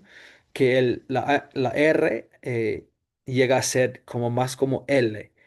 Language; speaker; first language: Spanish; non-native, fluent; English